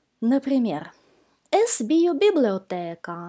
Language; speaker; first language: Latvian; non-native, local second language; Russian